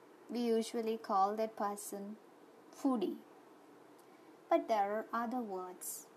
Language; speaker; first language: English; non-native, local second language; Malayalam